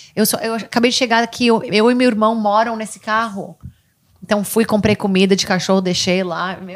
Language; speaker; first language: Portuguese; early bilingual, heritage; English